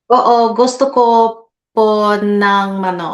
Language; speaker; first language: Filipino; non-native, learner; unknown